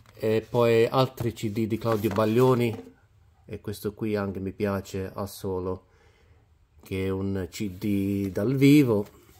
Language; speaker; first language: Italian; early bilingual, heritage; Italian